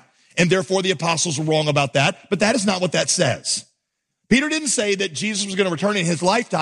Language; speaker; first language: English; native; English